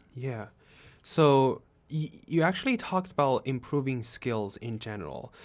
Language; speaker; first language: English; non-native, fluent; Chinese